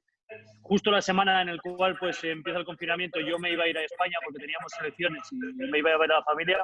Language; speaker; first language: Spanish; native; Spanish